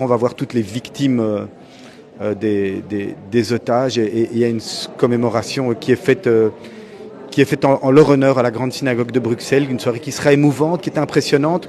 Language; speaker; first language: French; native; French